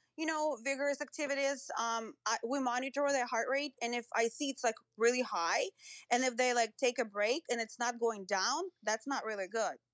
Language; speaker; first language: English; non-native, fluent; Russian